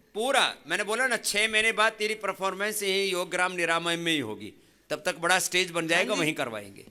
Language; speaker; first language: Hindi; native; Hindi